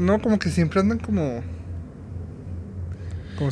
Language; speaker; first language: Spanish; native; Spanish